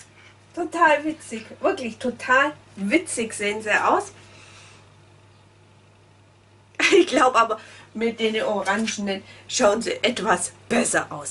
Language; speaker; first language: German; native; German